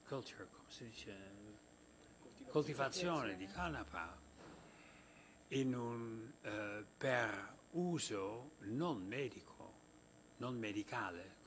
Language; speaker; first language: Italian; non-native, fluent; Dutch